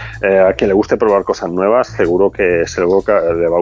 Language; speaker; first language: Spanish; native; Spanish